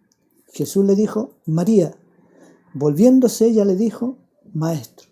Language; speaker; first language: Spanish; native; Spanish